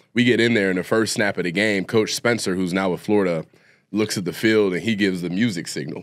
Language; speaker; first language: English; native; English